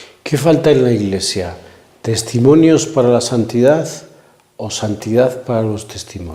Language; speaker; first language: Spanish; native; Spanish